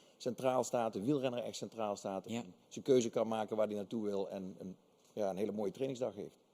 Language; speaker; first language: Dutch; native; Dutch